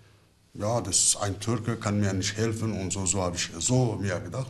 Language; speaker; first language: German; non-native, learner; Turkish